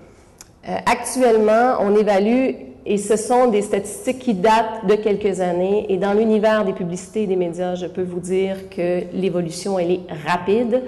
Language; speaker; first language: French; native; French